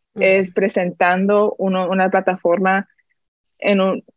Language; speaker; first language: Spanish; early bilingual, heritage; Spanish